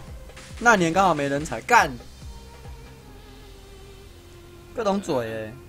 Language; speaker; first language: Chinese; native; Chinese